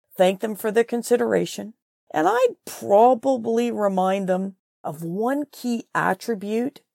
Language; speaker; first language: English; native; English